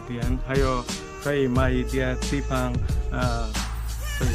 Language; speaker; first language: Chinese; non-native, learner; Bangla